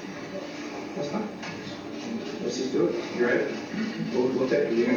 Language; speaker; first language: English; native; English